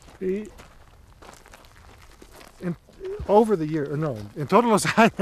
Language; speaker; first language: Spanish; non-native, learner; Italian